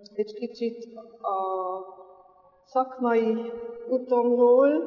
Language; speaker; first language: Hungarian; non-native, learner; German